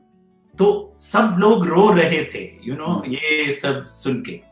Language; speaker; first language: Hindi; non-native, local second language; Malayalam